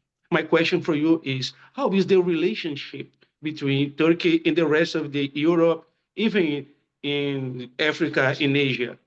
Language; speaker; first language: English; non-native, fluent; Portuguese